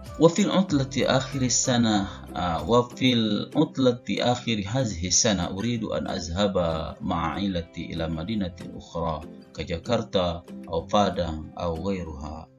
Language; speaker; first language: Arabic; non-native, fluent; Indonesian